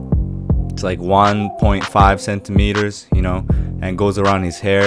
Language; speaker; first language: English; non-native, fluent; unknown